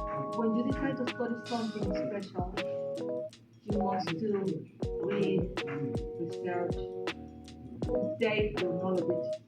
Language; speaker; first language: English; non-native, learner; Spanish